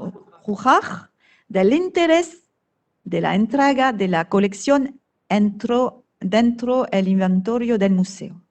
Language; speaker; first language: Spanish; non-native, fluent; French